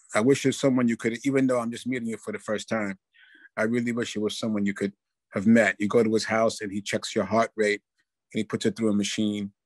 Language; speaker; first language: English; native; English